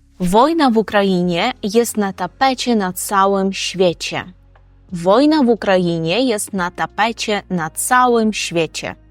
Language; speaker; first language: Polish; non-native, fluent; Ukrainian